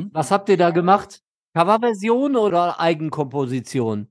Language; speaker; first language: German; native; German